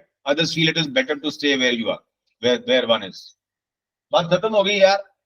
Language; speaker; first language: English; non-native, local second language; Hindi